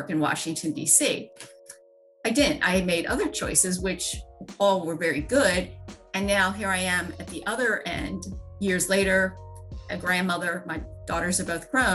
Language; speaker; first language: English; native; English